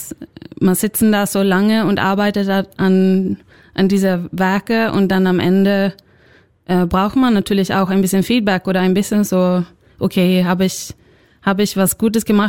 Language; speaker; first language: German; non-native, fluent; Swedish